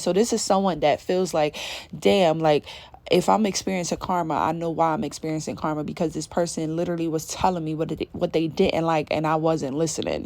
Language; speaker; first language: English; native; English